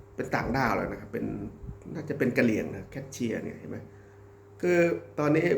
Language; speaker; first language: Thai; native; Thai